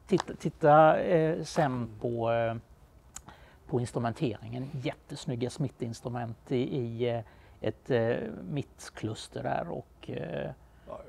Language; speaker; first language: Swedish; native; Swedish